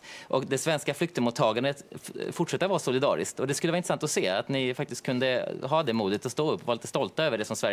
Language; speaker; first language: Swedish; native; Swedish